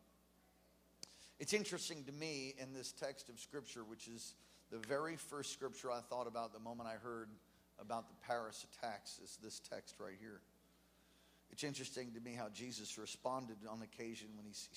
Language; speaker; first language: English; native; English